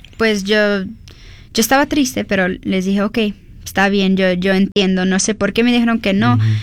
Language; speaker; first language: Spanish; early bilingual, heritage; Spanish